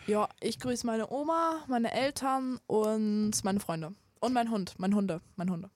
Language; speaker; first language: German; native; German